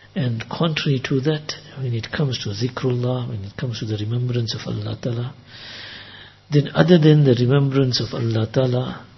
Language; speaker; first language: English; native; English